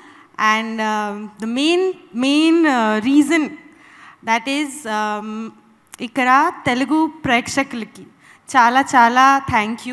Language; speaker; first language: Telugu; non-native, learner; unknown